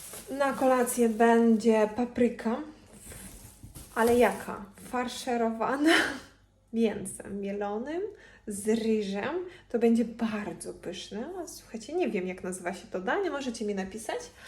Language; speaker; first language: Polish; non-native, fluent; Russian